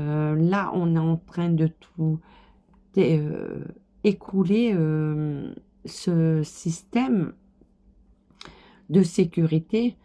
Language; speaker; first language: French; native; French